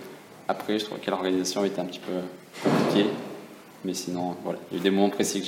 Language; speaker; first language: French; native; French